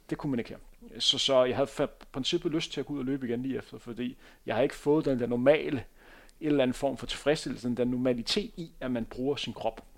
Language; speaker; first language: Danish; native; Danish